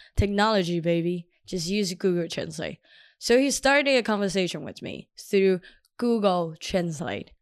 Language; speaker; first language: English; non-native, fluent; Chinese